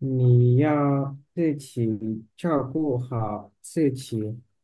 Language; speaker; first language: Chinese; non-native, learner; Vietnamese